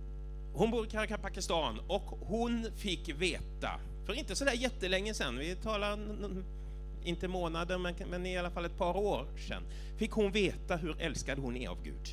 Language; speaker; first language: Swedish; native; Swedish